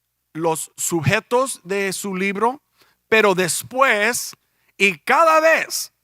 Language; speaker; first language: Spanish; early bilingual, heritage; Spanish